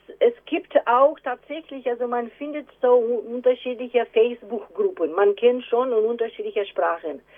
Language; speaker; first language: German; non-native, fluent; Romanian